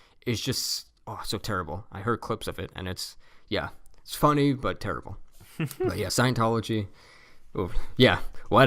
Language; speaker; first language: English; native; English